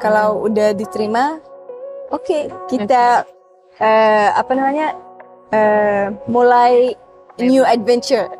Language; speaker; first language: Indonesian; non-native, learner; Arabic